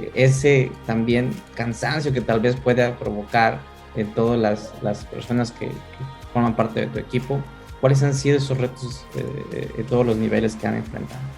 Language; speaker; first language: Spanish; native; Spanish